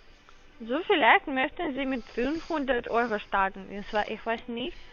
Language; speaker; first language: German; non-native, learner; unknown